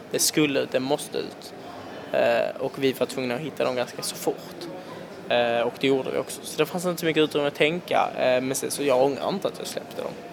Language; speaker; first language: Swedish; native; Swedish